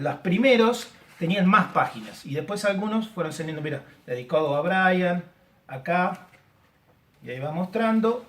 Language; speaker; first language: Spanish; native; Spanish